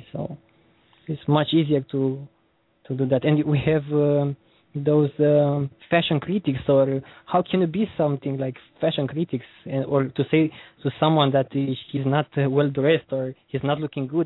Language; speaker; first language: English; non-native, learner; Romanian